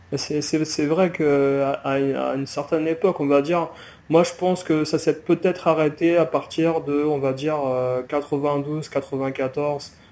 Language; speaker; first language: French; native; French